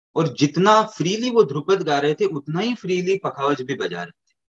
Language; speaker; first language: Hindi; native; Hindi